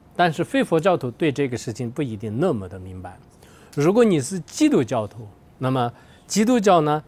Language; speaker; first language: Chinese; non-native, local second language; Tibetan